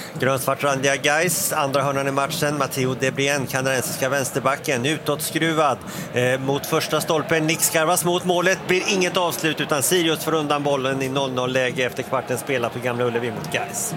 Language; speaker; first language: Swedish; native; Swedish